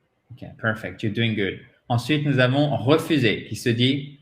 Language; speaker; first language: French; native; French